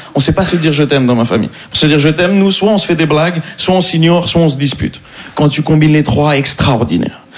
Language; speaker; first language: French; native; French